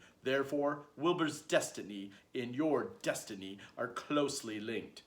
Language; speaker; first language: English; native; English